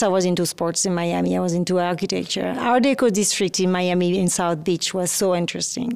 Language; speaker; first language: English; non-native, fluent; French